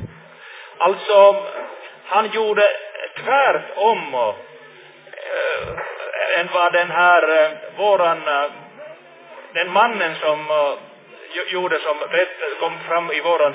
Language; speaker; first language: Swedish; non-native, fluent; Finnish